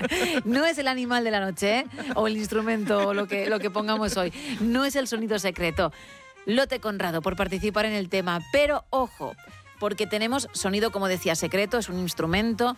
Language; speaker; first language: Spanish; native; Spanish